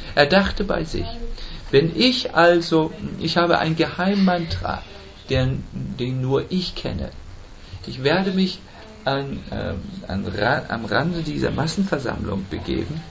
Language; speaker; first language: German; native; German